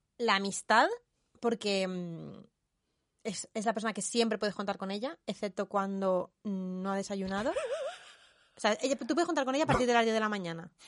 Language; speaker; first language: Spanish; native; Spanish